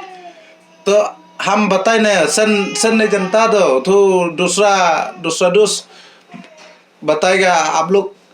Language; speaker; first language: Hindi; non-native, local second language; Khasi